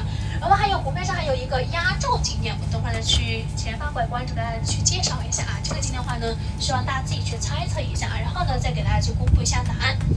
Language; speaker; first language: Chinese; native; Chinese